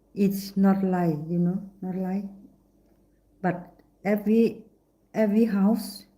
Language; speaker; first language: English; non-native, learner; Thai